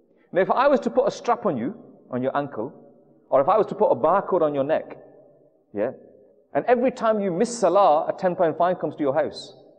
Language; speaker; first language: English; early bilingual, other home language; Urdu